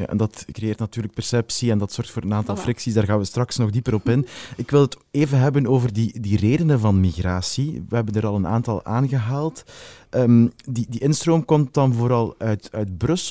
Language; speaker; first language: Dutch; native; Dutch